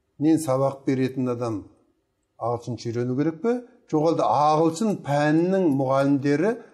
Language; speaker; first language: Kazakh; native; Kazakh